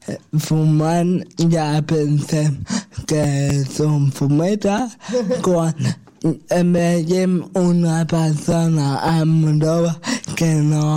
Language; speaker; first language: Catalan; non-native, local second language; Spanish